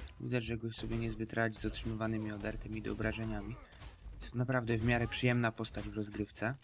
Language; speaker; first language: Polish; native; Polish